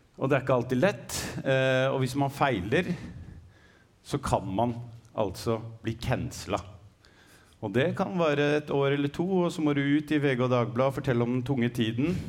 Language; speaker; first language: Norwegian; early bilingual, other home language; Arabic